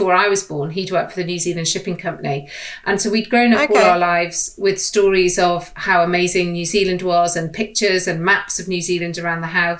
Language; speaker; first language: English; native; English